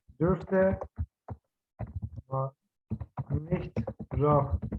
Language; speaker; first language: German; non-native, fluent; Turkish